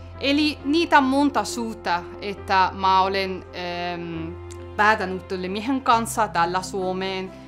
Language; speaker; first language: Finnish; non-native, learner; Spanish